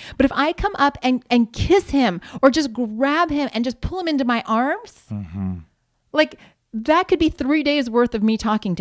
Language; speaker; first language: English; native; English